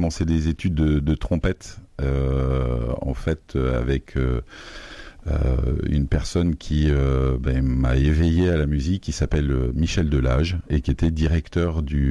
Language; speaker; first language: French; native; French